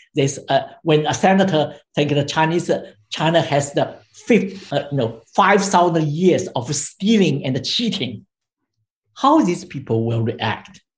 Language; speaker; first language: English; non-native, fluent; Chinese